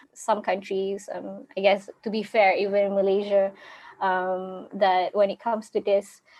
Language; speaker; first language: English; non-native, local second language; Malay